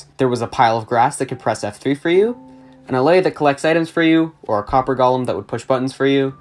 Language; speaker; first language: English; native; English